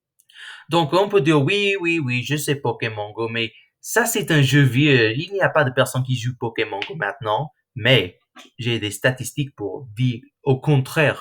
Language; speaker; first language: French; non-native, learner; English